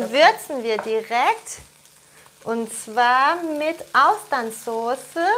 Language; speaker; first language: German; native; German